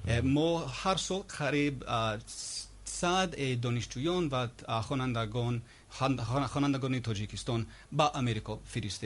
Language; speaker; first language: Persian; non-native, learner; English